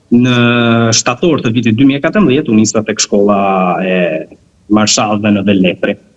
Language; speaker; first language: Albanian; early bilingual, heritage; Albanian